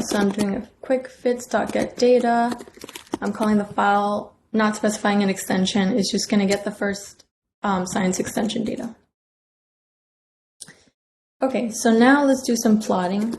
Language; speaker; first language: English; native; English